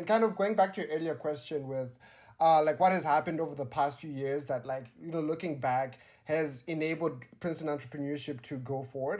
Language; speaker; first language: English; non-native, local second language; Shona